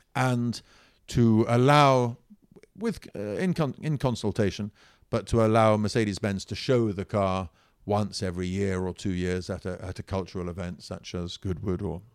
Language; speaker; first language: English; non-native, fluent; Italian